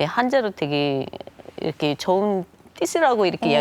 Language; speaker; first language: Korean; non-native, fluent; Mongolian